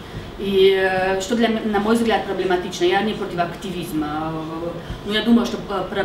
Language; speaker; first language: Russian; non-native, fluent; Slovenian